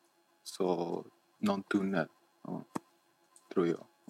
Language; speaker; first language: Swedish; non-native, fluent; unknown